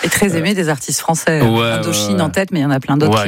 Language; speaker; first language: French; native; French